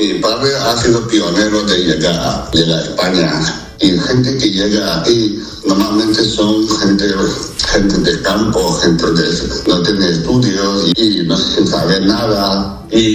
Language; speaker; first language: Spanish; non-native, fluent; Chinese